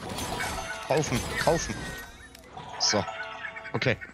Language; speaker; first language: German; native; German